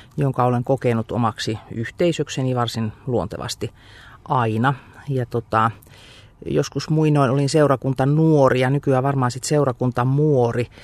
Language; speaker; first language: Finnish; native; Finnish